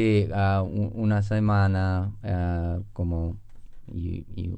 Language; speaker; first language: Spanish; non-native, fluent; English